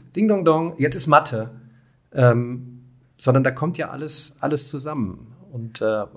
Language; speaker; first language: German; native; German